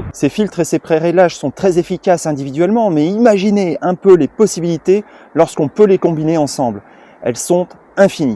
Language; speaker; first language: French; native; French